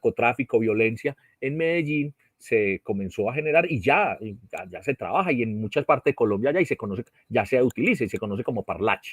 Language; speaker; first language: Spanish; native; Spanish